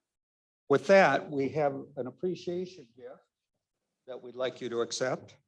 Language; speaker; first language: English; native; English